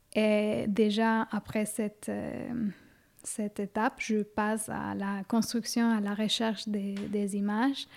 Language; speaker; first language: French; non-native, fluent; Spanish